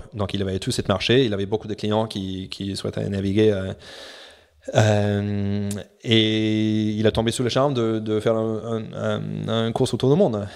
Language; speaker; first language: French; non-native, fluent; English